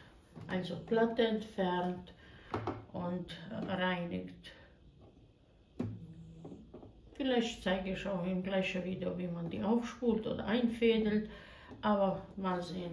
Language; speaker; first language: German; non-native, fluent; Croatian